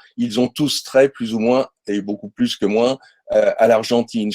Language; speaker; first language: French; native; French